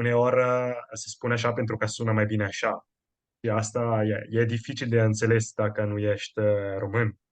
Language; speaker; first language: Romanian; non-native, fluent; Italian